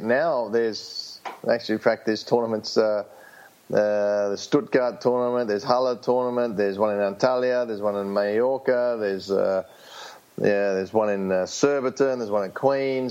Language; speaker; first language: English; native; English